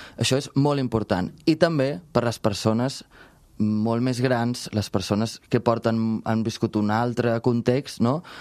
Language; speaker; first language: Catalan; native; Catalan